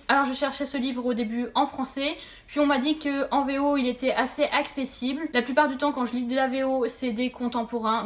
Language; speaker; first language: French; native; French